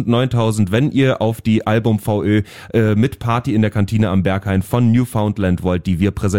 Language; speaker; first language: German; native; German